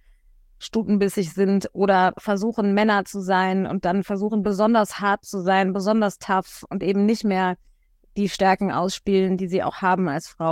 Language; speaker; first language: German; native; German